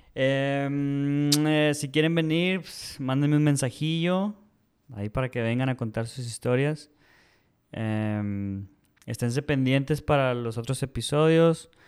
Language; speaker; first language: Spanish; early bilingual, heritage; Spanish